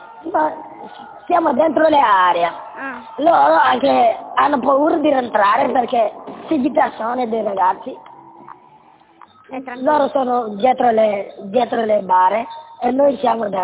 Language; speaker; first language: Italian; non-native, learner; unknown